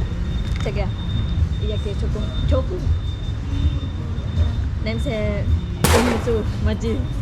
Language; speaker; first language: Korean; non-native, learner; Vietnamese